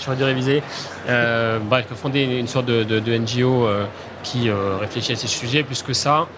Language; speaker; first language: French; native; French